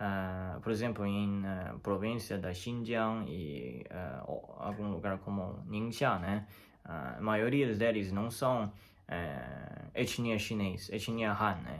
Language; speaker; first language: Portuguese; non-native, learner; Chinese